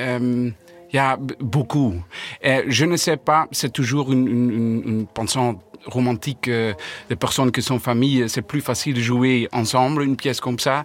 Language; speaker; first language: French; non-native, learner; Dutch